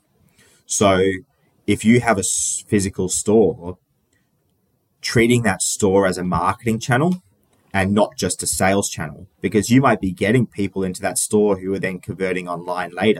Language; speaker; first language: English; native; English